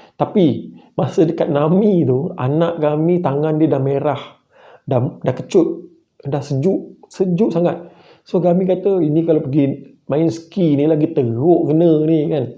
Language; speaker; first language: Malay; native; Malay